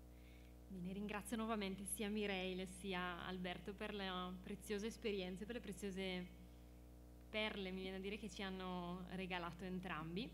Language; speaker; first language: Italian; native; Italian